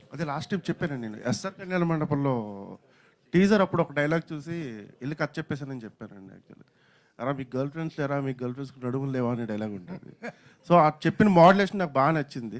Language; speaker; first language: Telugu; native; Telugu